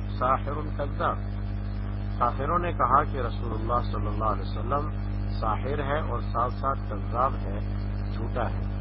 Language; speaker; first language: Urdu; non-native, local second language; Pashto